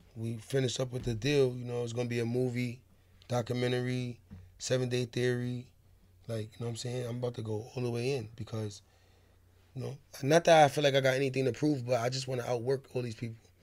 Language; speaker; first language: English; native; English